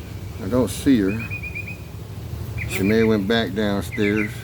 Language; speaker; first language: English; native; English